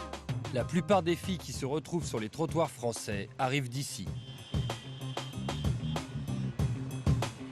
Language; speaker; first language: French; native; French